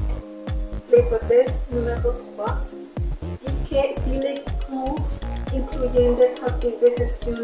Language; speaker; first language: French; non-native, learner; Spanish